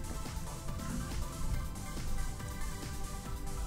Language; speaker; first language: Japanese; non-native, fluent; Russian